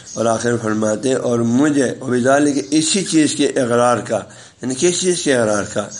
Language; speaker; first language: Urdu; non-native, local second language; Balti